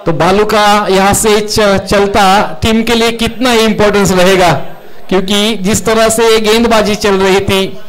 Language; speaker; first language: Hindi; non-native, local second language; Marathi